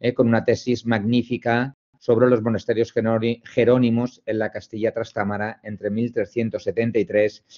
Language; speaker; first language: Spanish; non-native, local second language; Catalan